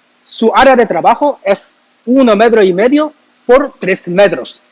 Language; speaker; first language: Spanish; non-native, learner; Chinese